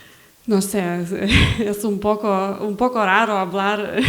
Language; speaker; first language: Spanish; non-native, learner; Lithuanian